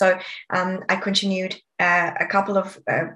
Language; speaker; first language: English; non-native, local second language; Nepali